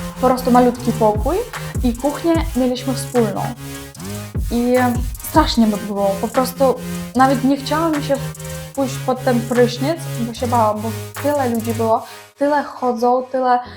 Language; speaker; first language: Polish; non-native, learner; Ukrainian